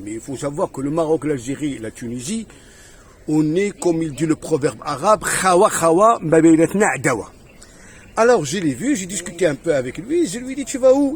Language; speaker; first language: French; native; French